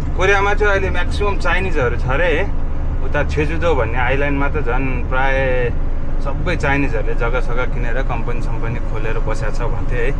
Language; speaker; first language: Nepali; native; Nepali